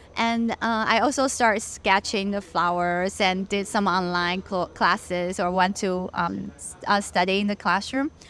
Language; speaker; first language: English; non-native, fluent; Chinese